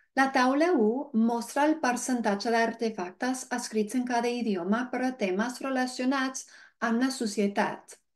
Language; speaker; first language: Catalan; non-native, fluent; English